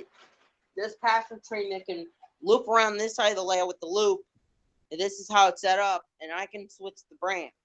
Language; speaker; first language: English; native; English